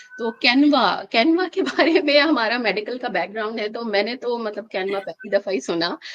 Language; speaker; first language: Urdu; native; Urdu